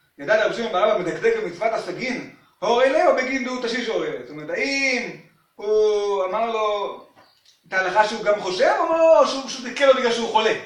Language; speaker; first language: Hebrew; native; Hebrew